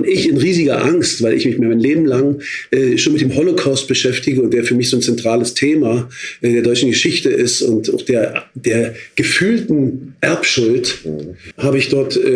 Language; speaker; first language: German; native; German